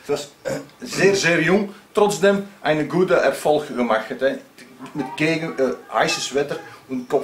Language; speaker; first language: German; non-native, learner; Dutch